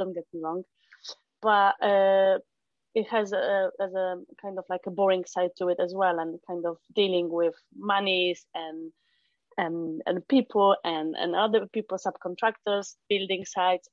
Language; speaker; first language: English; non-native, fluent; Polish